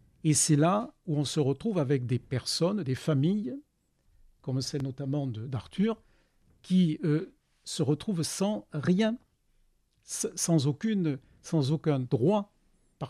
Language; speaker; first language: French; native; French